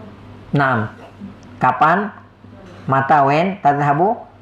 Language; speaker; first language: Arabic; non-native, fluent; Indonesian